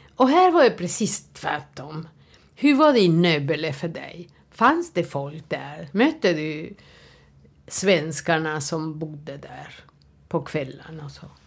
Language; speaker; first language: Swedish; non-native, fluent; Spanish